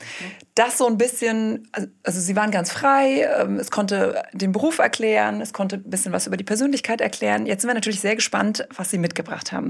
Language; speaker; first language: German; native; German